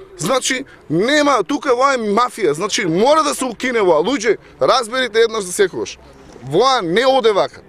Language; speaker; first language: Macedonian; native; Macedonian